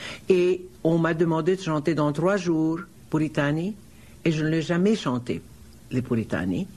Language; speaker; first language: French; non-native, fluent; Romanian